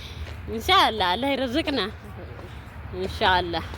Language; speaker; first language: Arabic; non-native, learner; Amharic